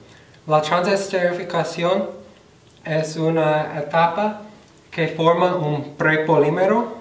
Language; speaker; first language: Spanish; non-native, fluent; English